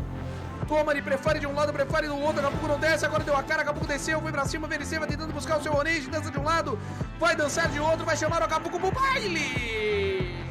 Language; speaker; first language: Portuguese; native; Portuguese